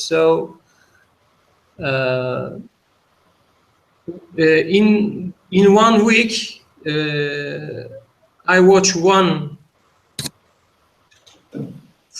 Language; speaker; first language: English; non-native, learner; Turkish